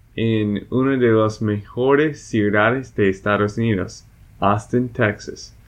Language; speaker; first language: Spanish; non-native, fluent; English